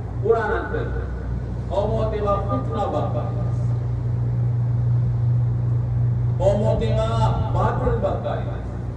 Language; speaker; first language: Japanese; non-native, learner; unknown